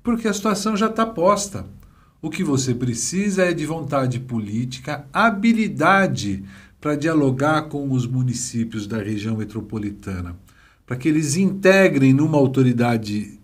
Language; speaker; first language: Portuguese; native; Portuguese